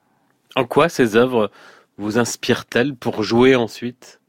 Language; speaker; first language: French; native; French